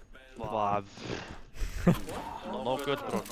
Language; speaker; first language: English; non-native, fluent; Icelandic